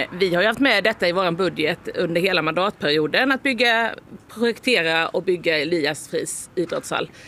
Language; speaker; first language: Swedish; native; Swedish